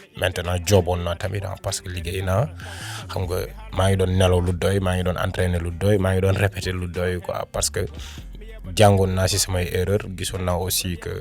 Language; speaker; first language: Wolof; non-native, local second language; Fula